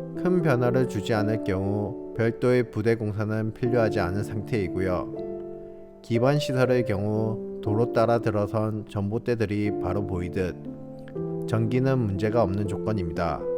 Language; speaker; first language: Korean; native; Korean